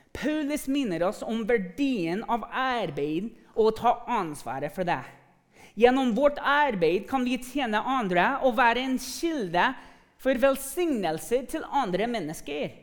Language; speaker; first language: Norwegian; non-native, fluent; English